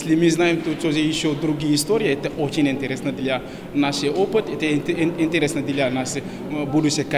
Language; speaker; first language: Russian; non-native, learner; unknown